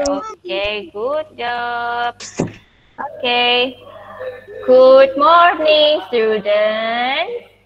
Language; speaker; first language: English; non-native, fluent; Indonesian